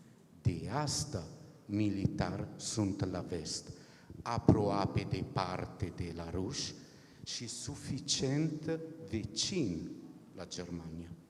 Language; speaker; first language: Romanian; non-native, fluent; Italian